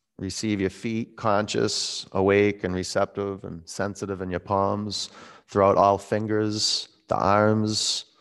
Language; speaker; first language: English; native; English